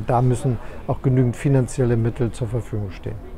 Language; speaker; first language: German; native; German